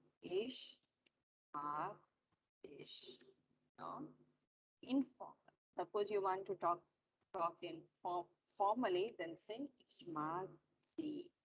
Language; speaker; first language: German; non-native, learner; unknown